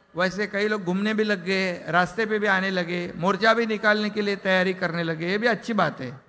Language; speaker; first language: Hindi; non-native, local second language; Marathi